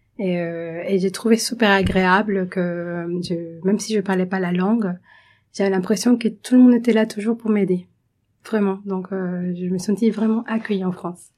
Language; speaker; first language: French; non-native, fluent; Spanish